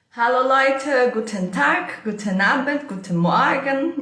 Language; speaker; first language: German; non-native, fluent; Portuguese